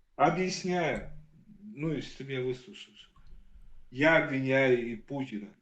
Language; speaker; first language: Russian; native; Russian